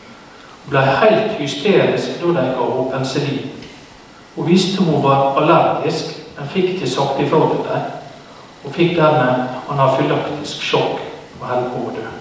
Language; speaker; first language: Norwegian; native; Norwegian